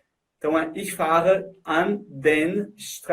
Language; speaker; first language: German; non-native, fluent; Portuguese